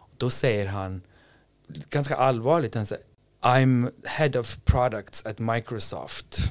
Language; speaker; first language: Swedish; non-native, fluent; English